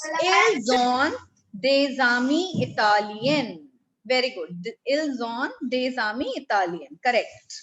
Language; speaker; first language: French; non-native, fluent; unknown